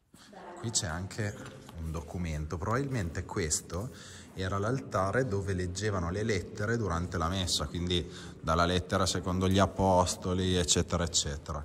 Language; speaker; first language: Italian; native; Italian